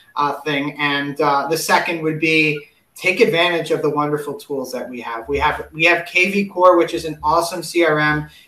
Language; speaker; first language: English; native; English